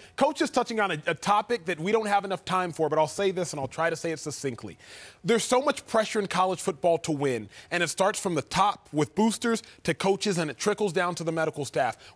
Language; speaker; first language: English; native; English